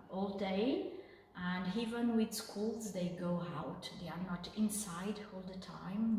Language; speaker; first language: English; non-native, fluent; Portuguese